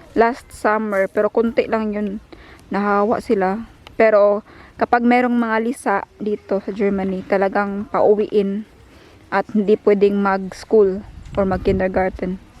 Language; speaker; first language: Filipino; non-native, local second language; Cebuano